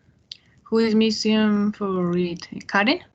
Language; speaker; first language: English; non-native, fluent; Spanish